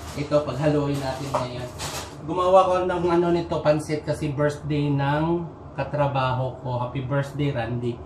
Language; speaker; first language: Filipino; non-native, local second language; Cebuano